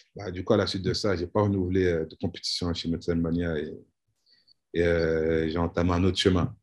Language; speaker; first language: French; native; French